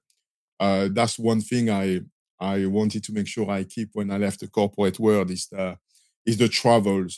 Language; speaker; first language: English; non-native, fluent; French